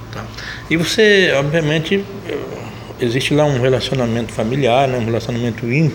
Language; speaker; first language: Portuguese; native; Portuguese